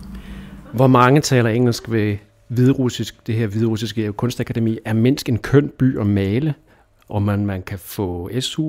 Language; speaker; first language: Danish; native; Danish